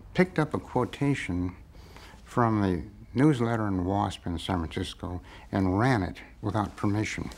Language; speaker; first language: English; native; English